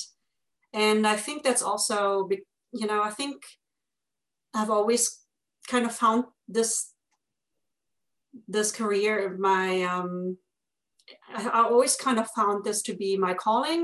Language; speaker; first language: English; non-native, fluent; German